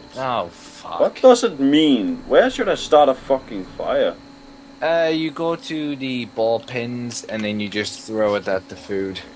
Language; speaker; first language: English; native; English